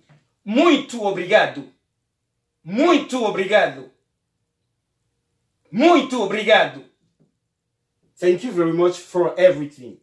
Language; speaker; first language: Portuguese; non-native, learner; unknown